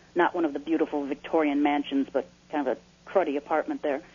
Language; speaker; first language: English; native; English